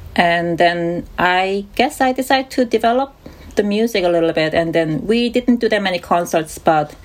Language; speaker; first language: English; non-native, fluent; Korean